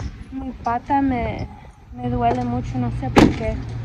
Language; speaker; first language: Spanish; early bilingual, other home language; English